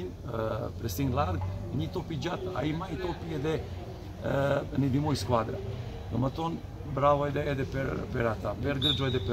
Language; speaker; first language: Albanian; non-native, learner; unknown